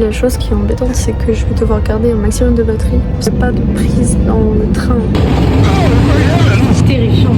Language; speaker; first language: French; native; French